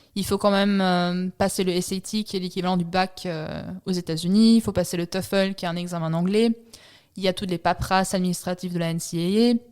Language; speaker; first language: French; early bilingual, other home language; Italian